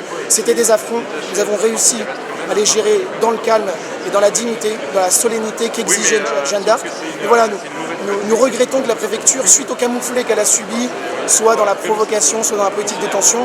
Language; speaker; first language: French; native; French